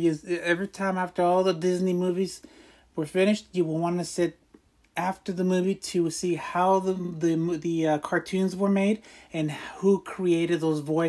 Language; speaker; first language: English; native; English